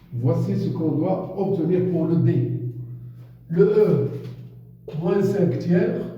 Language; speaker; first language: French; non-native, local second language; Arabic